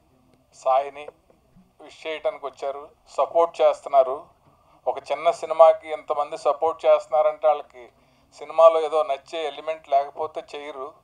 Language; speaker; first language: Telugu; native; Telugu